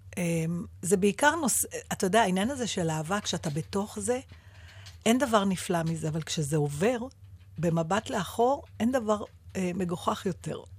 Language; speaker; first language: Hebrew; native; Hebrew